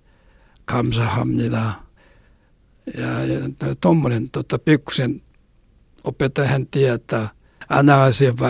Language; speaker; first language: Finnish; non-native, learner; Korean